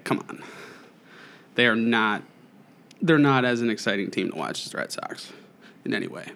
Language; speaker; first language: English; native; English